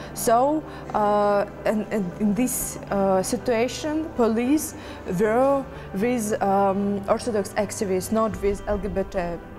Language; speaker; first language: English; non-native, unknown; Russian